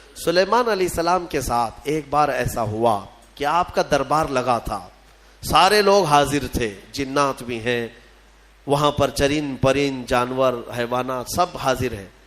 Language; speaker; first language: Urdu; native; Urdu